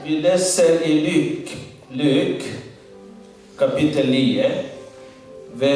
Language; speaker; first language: Swedish; non-native, learner; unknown